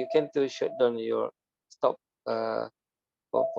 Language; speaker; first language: English; non-native, learner; Malay